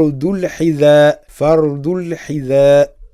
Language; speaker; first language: Arabic; non-native, fluent; French